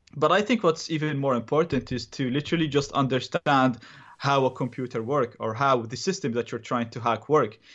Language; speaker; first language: English; non-native, fluent; Arabic